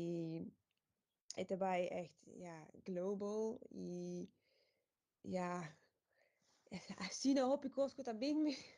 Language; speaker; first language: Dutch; non-native, local second language; Papiamento